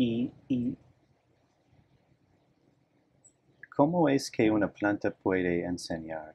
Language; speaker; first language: Spanish; non-native, fluent; English